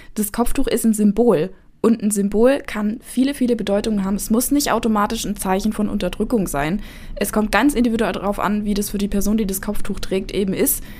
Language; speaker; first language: German; native; German